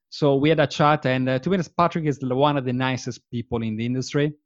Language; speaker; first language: English; non-native, fluent; Italian